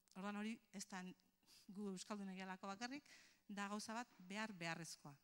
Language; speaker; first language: Basque; native; Basque